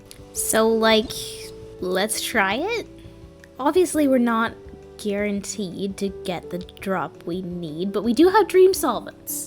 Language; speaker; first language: English; native; English